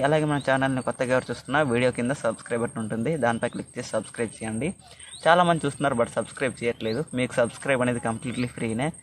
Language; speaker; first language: Telugu; non-native, local second language; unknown